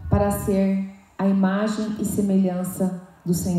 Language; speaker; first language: Portuguese; native; Portuguese